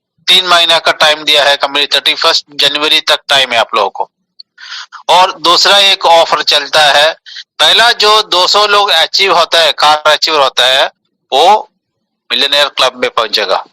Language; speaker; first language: Hindi; non-native, local second language; Malayalam